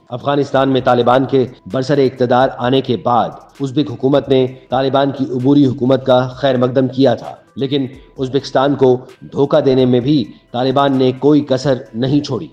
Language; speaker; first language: Urdu; native; Urdu